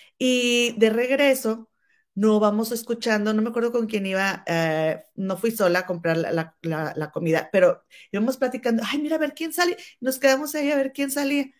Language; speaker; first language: Spanish; native; Spanish